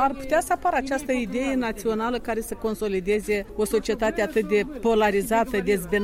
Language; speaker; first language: Romanian; native; Romanian